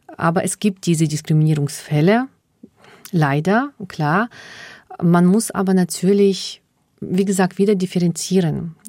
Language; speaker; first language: German; early bilingual, other home language; Russian